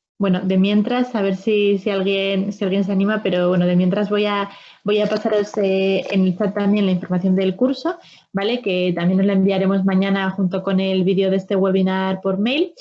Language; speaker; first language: Spanish; native; Spanish